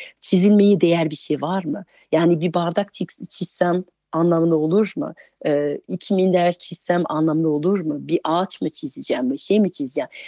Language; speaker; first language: Turkish; non-native, fluent; French